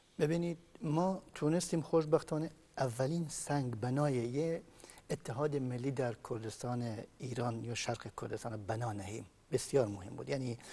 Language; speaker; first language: Persian; non-native, local second language; Kurdish